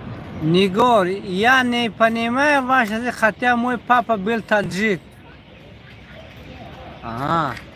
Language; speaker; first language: Russian; non-native, local second language; Tajik